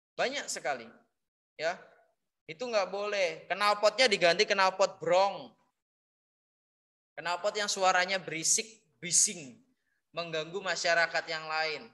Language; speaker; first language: Indonesian; native; Indonesian